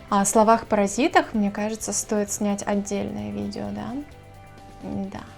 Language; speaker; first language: Russian; native; Russian